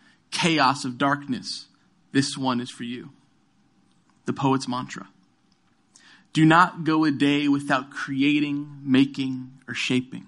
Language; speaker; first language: English; native; English